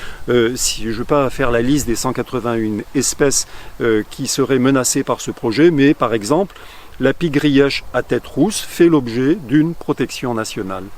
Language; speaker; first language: French; native; French